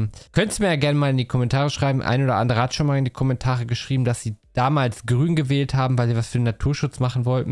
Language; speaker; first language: German; native; German